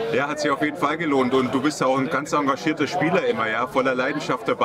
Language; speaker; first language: German; native; German